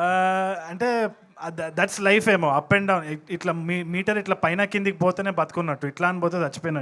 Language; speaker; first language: Telugu; native; Telugu